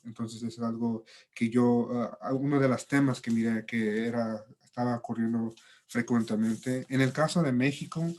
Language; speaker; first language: Spanish; early bilingual, heritage; Spanish